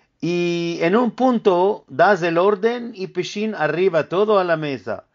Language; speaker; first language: Spanish; early bilingual, heritage; Ladino